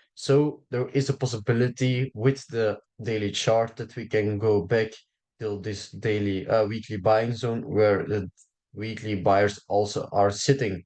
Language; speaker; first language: English; non-native, fluent; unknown